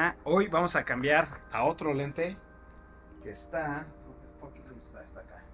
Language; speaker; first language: Spanish; native; Spanish